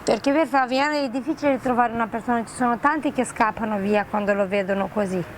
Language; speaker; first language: Italian; non-native, fluent; Romanian